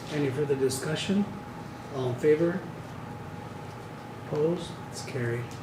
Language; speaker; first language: English; native; English